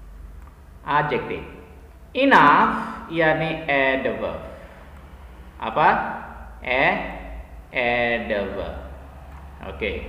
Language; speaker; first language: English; non-native, fluent; Indonesian